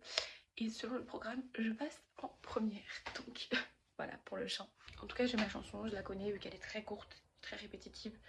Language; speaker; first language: French; native; French